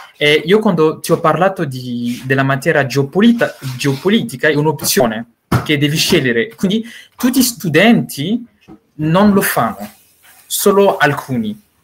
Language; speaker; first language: Italian; non-native, learner; Malagasy